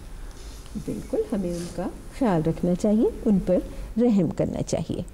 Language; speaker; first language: Urdu; native; Urdu